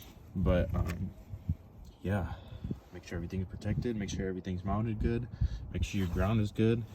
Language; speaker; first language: English; native; English